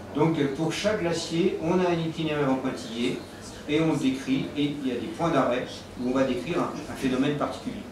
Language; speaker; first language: French; native; French